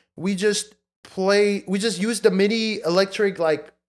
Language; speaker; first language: English; early bilingual, other home language; Spanish